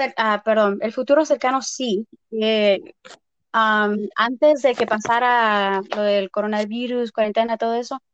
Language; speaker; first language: Spanish; early bilingual, heritage; Spanish